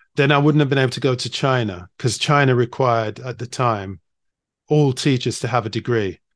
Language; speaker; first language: English; native; English